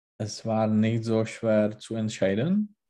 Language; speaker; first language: German; non-native, learner; Czech